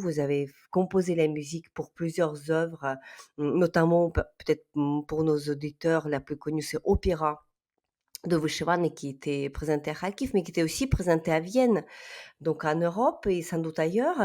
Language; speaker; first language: French; non-native, fluent; Ukrainian